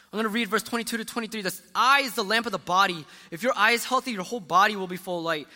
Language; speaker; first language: English; early bilingual, other home language; Korean